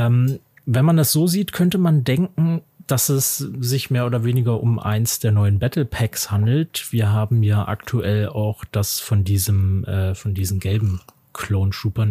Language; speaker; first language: German; native; German